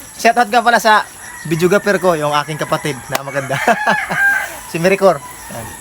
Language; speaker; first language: Filipino; non-native, local second language; Cebuano